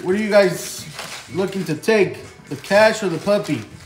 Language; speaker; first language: English; early bilingual, other home language; Spanish